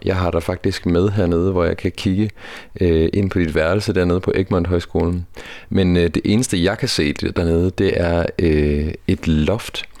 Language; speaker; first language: Danish; native; Danish